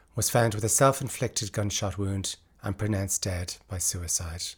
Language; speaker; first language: English; native; English